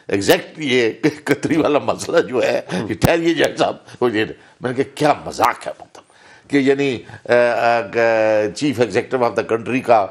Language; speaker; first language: Urdu; native; Urdu